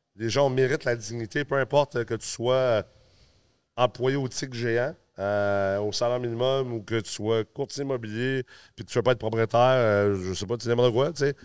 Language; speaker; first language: French; early bilingual, other home language; English